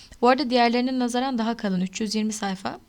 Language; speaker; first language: Turkish; native; Turkish